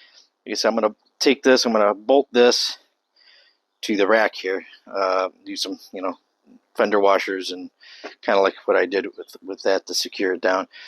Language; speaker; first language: English; native; English